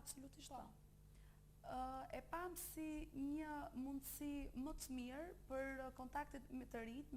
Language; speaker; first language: Albanian; native; Albanian